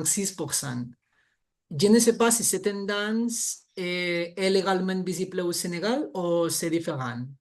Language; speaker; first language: French; non-native, fluent; Catalan